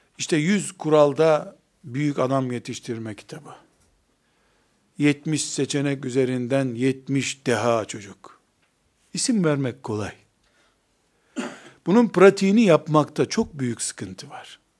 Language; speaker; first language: Turkish; native; Turkish